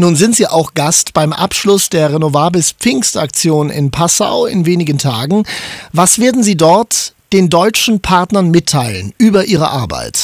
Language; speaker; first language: German; native; German